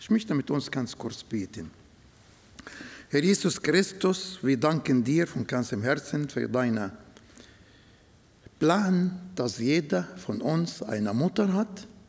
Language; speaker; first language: German; non-native, fluent; Arabic